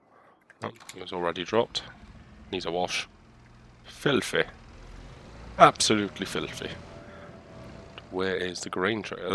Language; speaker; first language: English; native; English